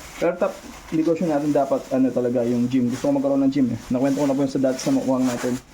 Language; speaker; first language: Filipino; native; Filipino